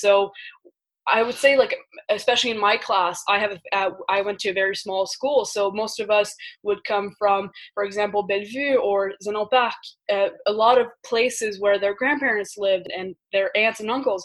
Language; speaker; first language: English; early bilingual, other home language; French